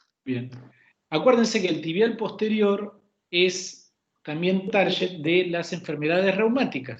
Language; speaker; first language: Spanish; native; Spanish